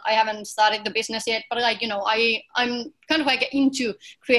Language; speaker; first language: English; non-native, fluent; Finnish